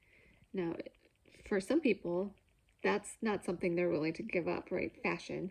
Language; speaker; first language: English; native; English